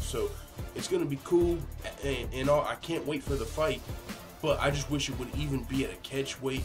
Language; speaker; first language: English; native; English